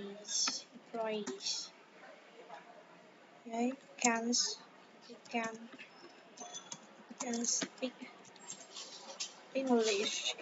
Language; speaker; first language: English; non-native, learner; Vietnamese